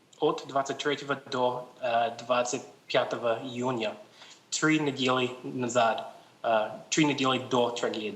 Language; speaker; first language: Russian; non-native, learner; English